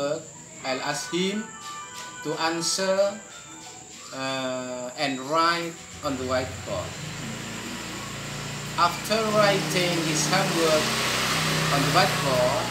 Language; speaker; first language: English; non-native, fluent; Indonesian